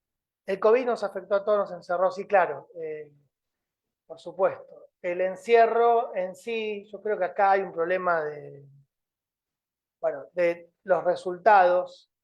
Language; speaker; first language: Spanish; native; Spanish